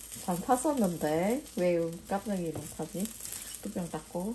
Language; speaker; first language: Korean; non-native, fluent; Vietnamese